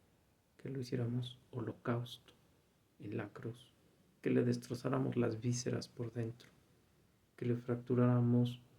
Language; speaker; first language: Spanish; native; Spanish